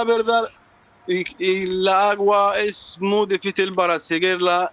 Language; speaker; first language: Spanish; non-native, learner; Arabic